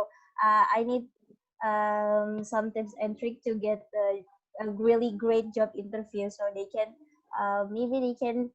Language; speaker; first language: English; non-native, learner; Indonesian